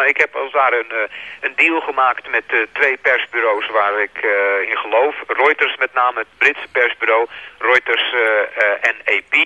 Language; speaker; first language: Dutch; native; Dutch